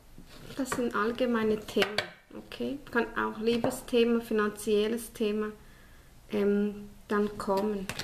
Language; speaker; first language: German; non-native, fluent; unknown